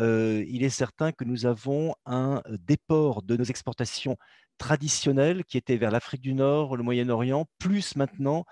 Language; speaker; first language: French; native; French